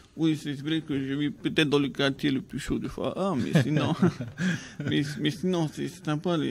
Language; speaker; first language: French; native; French